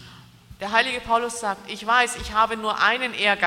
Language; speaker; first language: German; native; German